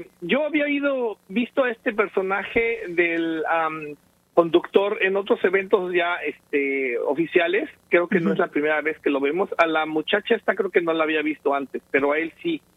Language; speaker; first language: Spanish; native; Spanish